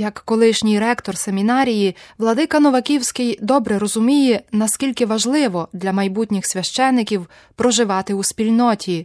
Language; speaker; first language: Ukrainian; native; Ukrainian